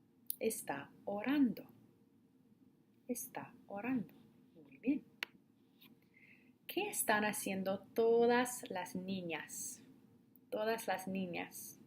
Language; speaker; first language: Spanish; non-native, fluent; English